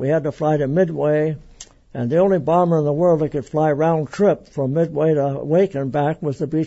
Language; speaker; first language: English; native; English